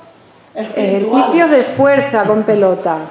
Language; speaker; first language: Spanish; native; Spanish